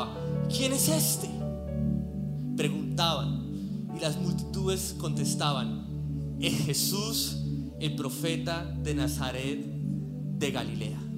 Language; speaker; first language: Spanish; native; Spanish